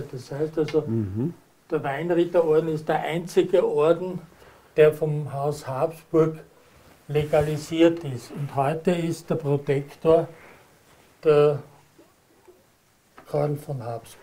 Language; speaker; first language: German; native; German